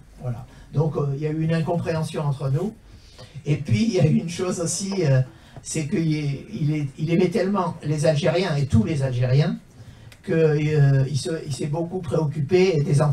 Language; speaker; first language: French; native; French